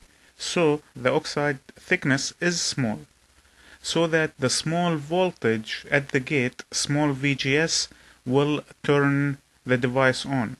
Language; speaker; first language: English; non-native, fluent; Arabic